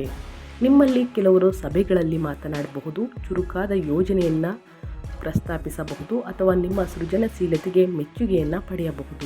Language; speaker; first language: Kannada; native; Kannada